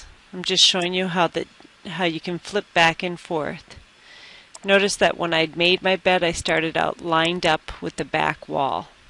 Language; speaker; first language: English; native; English